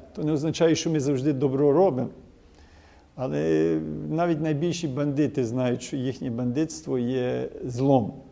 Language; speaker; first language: Ukrainian; early bilingual, heritage; Ukrainian